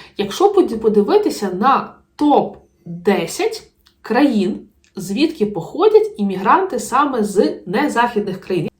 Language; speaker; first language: Ukrainian; native; Ukrainian